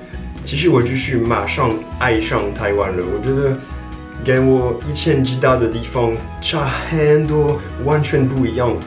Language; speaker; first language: Chinese; non-native, fluent; French